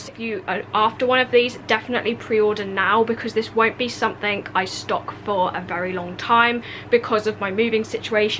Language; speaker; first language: English; native; English